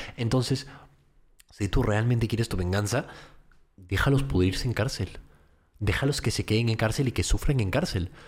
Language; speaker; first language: Spanish; early bilingual, heritage; Spanish